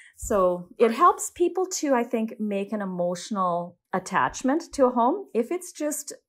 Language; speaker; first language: English; native; English